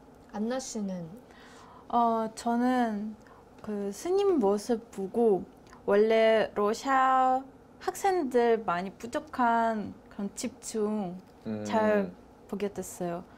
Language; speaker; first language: Korean; non-native, fluent; Russian